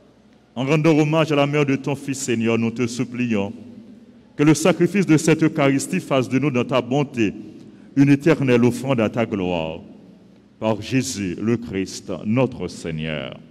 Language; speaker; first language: French; non-native, local second language; Haitian Creole